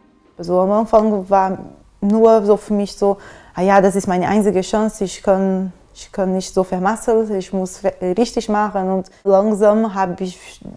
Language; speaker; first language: German; non-native, fluent; Portuguese